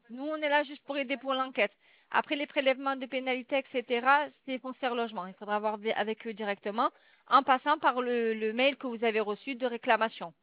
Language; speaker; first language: French; native; French